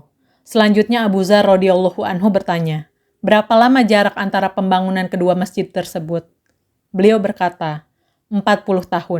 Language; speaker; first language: Indonesian; native; Indonesian